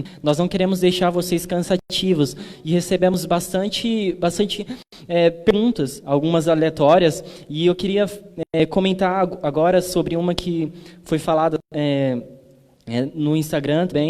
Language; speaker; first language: Portuguese; native; Portuguese